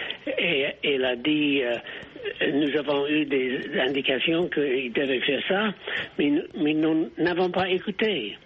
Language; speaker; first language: French; non-native, fluent; English